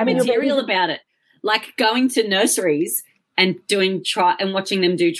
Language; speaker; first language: English; native; English